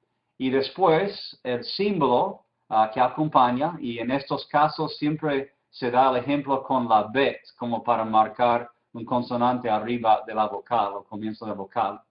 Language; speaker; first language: Spanish; non-native, fluent; English